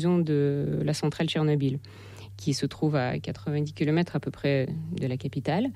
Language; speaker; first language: French; non-native, fluent; Russian